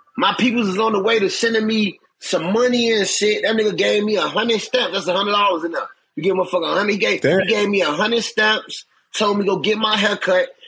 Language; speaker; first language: English; native; English